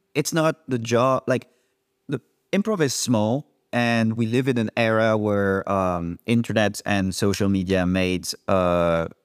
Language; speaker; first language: English; non-native, fluent; French